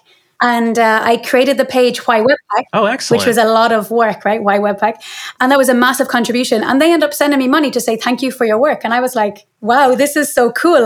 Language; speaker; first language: English; native; English